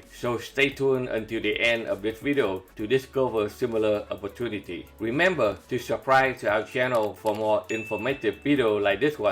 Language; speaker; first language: English; non-native, fluent; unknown